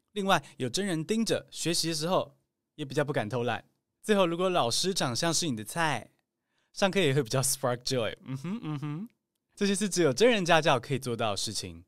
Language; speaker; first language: Chinese; native; Chinese